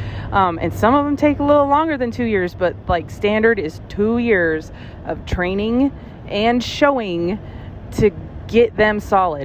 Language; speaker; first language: English; native; English